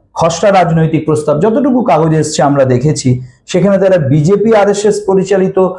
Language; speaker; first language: Bangla; native; Bangla